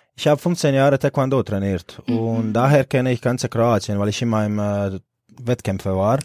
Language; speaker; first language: German; non-native, fluent; Croatian